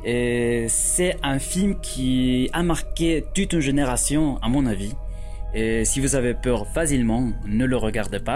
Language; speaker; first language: French; non-native, fluent; Spanish